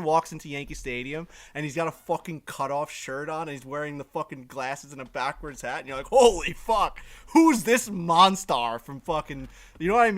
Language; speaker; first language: English; native; English